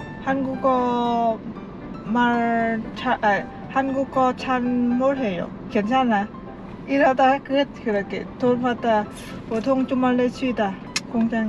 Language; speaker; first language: Korean; non-native, learner; Lao